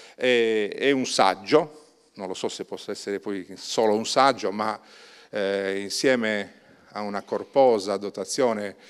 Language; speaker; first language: Italian; native; Italian